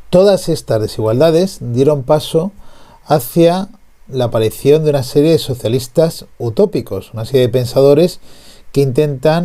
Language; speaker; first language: Spanish; native; Spanish